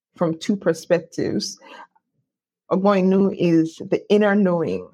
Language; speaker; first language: English; non-native, local second language; Yoruba